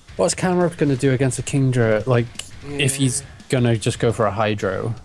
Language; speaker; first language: English; native; English